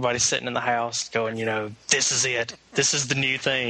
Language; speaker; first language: English; native; English